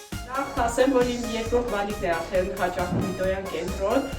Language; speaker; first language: Armenian; native; Armenian